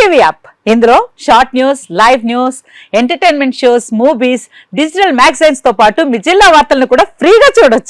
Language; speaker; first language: Telugu; native; Telugu